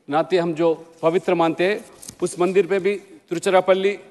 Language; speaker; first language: Hindi; non-native, local second language; Telugu